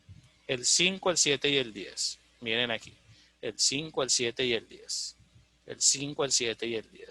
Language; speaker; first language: Spanish; native; Spanish